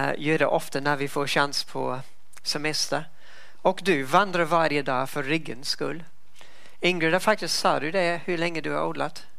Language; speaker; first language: Swedish; non-native, fluent; English